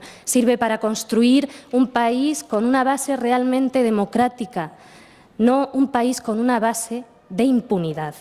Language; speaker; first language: Spanish; native; Spanish